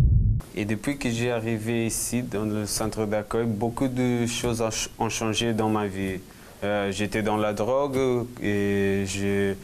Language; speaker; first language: French; non-native, learner; Portuguese